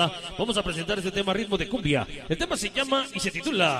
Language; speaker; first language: Spanish; native; Spanish